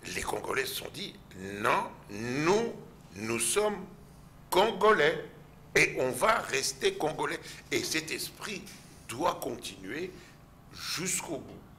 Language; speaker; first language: French; non-native, local second language; Lingala